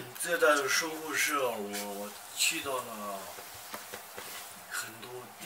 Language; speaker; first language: Chinese; non-native, local second language; Tibetan